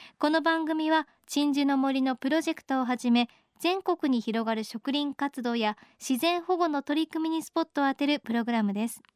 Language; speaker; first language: Japanese; native; Japanese